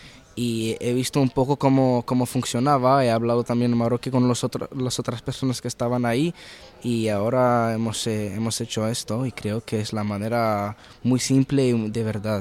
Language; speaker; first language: Spanish; early bilingual, heritage; Arabic